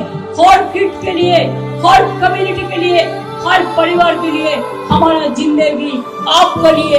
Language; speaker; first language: Hindi; non-native, local second language; Bangla